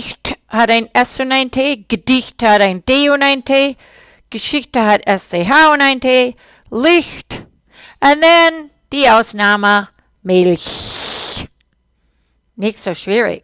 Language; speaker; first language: German; non-native, fluent; English